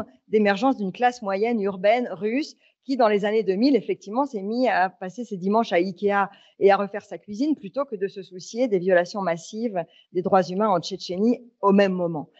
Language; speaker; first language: French; native; French